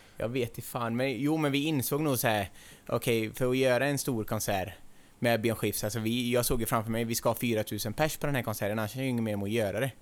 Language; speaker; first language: Swedish; native; Swedish